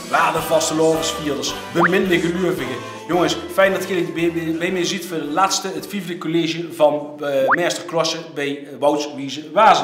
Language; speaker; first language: Dutch; native; Dutch